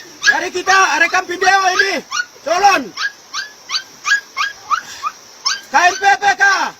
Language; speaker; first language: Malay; non-native, local second language; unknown